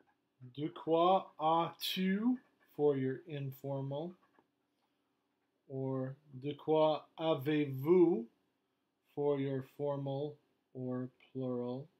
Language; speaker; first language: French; non-native, fluent; English